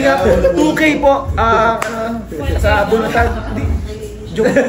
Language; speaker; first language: Filipino; native; Filipino